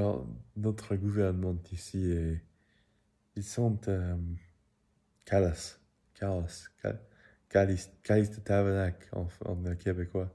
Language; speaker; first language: French; non-native, learner; English